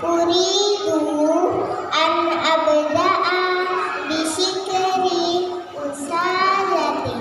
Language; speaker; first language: Arabic; non-native, learner; Indonesian